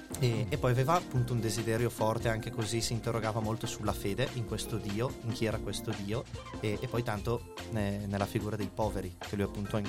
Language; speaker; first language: Italian; native; Italian